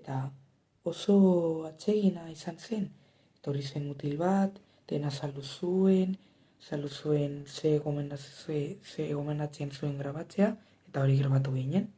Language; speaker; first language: Basque; non-native, local second language; Spanish